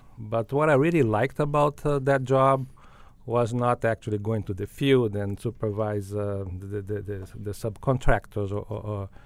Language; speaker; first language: English; non-native, fluent; Portuguese